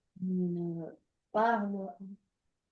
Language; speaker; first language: French; non-native, learner; Arabic